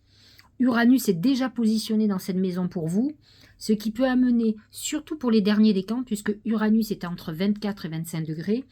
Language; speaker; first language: French; native; French